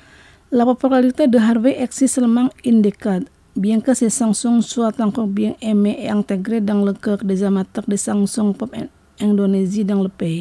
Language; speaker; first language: French; non-native, fluent; Indonesian